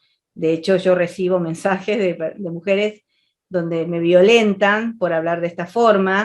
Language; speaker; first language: Spanish; native; Spanish